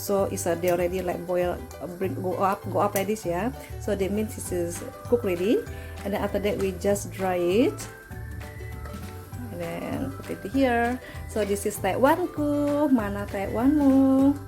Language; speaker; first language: English; non-native, learner; Indonesian